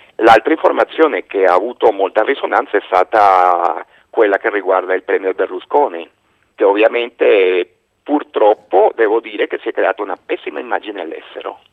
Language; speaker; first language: Italian; non-native, fluent; Spanish